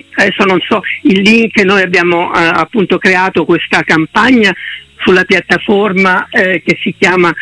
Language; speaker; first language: Italian; native; Italian